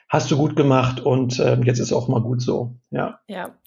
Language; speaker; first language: German; native; German